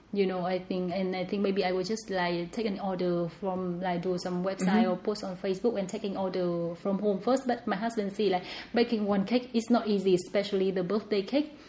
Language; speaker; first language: English; non-native, fluent; Vietnamese